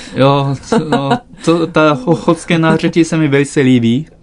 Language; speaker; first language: Czech; non-native, fluent; Japanese